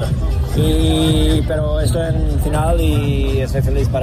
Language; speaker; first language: Spanish; non-native, learner; English